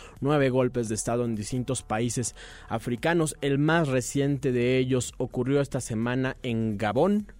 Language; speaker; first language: Spanish; native; Spanish